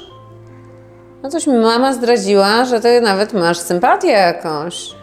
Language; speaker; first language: Polish; native; Polish